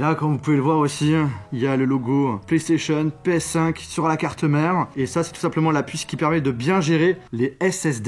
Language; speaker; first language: French; native; French